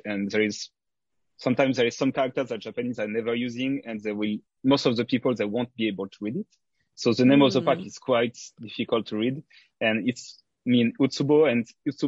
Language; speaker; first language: English; non-native, fluent; French